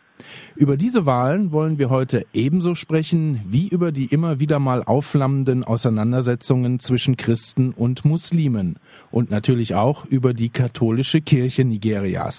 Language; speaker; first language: German; native; German